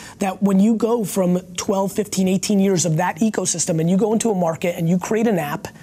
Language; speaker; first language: English; early bilingual, other home language; Russian